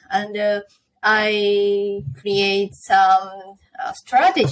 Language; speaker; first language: English; non-native, learner; Japanese